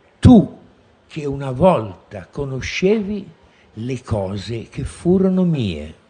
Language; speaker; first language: Italian; native; Italian